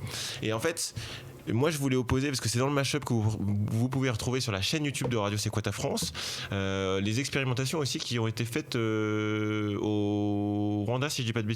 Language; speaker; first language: French; native; French